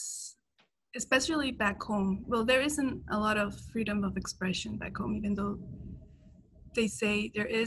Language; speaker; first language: English; non-native, fluent; Spanish